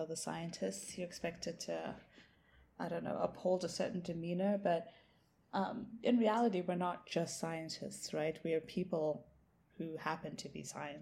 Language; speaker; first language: English; non-native, local second language; Tswana